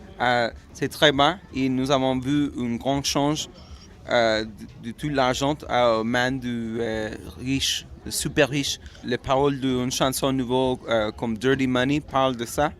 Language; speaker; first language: French; non-native, fluent; English